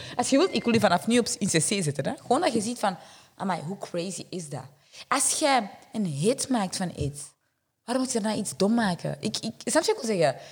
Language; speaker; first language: Dutch; early bilingual, other home language; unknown